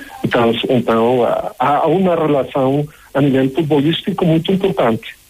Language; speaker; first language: Portuguese; non-native, learner; Spanish